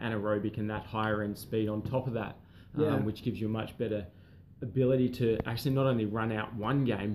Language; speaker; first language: English; native; English